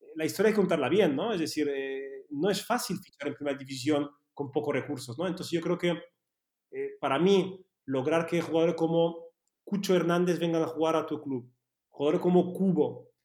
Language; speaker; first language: Spanish; non-native, fluent; French